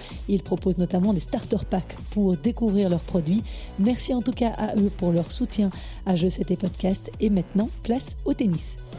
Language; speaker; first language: French; native; French